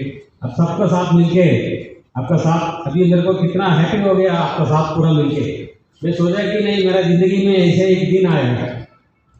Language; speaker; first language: Hindi; non-native, local second language; Malayalam